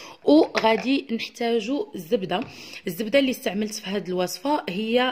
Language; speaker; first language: Arabic; native; Arabic